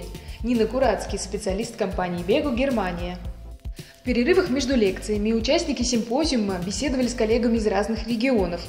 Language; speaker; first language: Russian; native; Russian